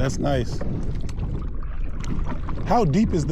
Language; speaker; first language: English; native; English